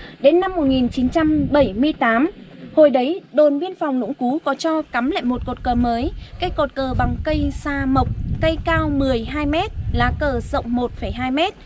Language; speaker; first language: Vietnamese; non-native, local second language; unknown